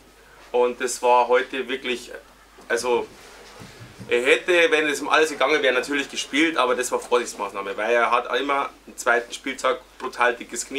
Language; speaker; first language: German; native; German